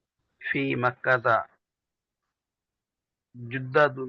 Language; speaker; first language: Arabic; non-native, learner; Urdu